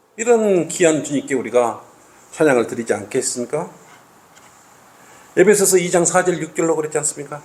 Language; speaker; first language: Korean; native; Korean